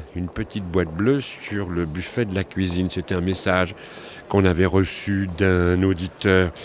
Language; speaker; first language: French; native; French